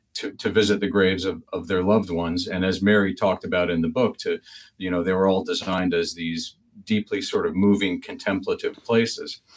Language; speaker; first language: English; native; English